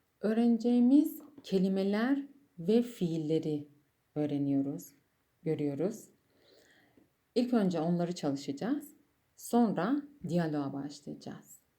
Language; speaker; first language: Turkish; non-native, fluent; Persian